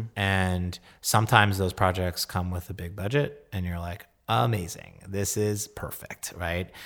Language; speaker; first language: English; native; English